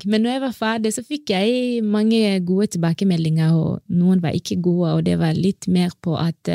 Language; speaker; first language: Norwegian; non-native, fluent; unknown